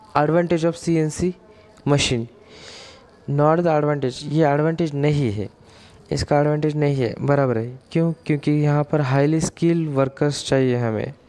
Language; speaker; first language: Hindi; non-native, local second language; Marathi